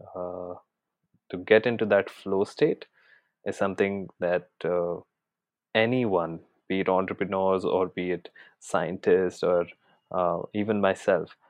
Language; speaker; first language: English; non-native, local second language; Hindi